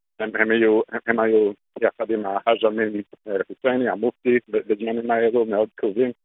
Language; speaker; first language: Hebrew; non-native, fluent; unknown